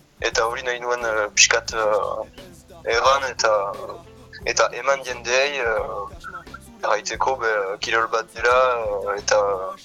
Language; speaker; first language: Basque; non-native, local second language; French